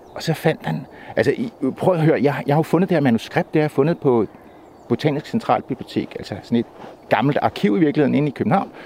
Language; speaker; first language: Danish; native; Danish